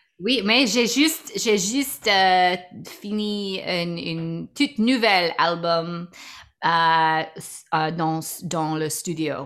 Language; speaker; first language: French; non-native, learner; English